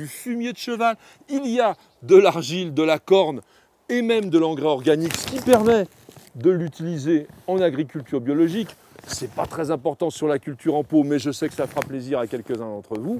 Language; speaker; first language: French; native; French